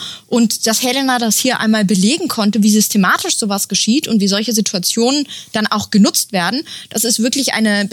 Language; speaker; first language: German; native; German